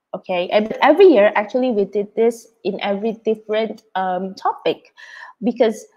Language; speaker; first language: English; non-native, fluent; Indonesian